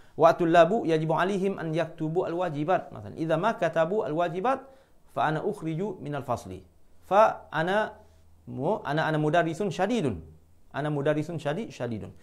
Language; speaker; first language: Arabic; non-native, fluent; Malay